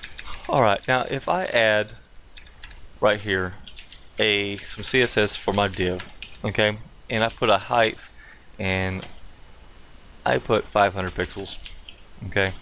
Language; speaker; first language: English; native; English